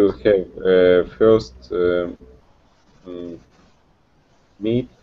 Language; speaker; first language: English; non-native, learner; Russian